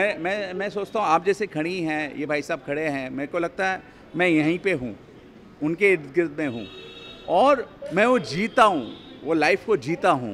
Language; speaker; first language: Hindi; native; Hindi